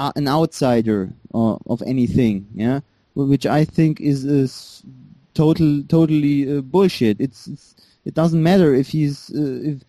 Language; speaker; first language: English; non-native, fluent; German